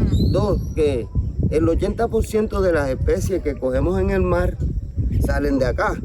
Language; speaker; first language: Spanish; native; Spanish